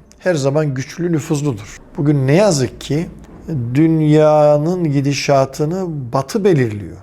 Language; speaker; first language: Turkish; native; Turkish